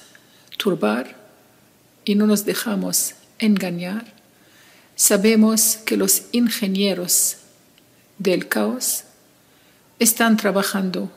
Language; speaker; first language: Spanish; non-native, fluent; Arabic